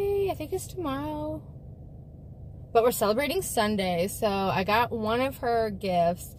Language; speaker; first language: English; native; English